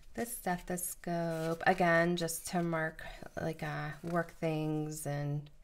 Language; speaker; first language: English; native; English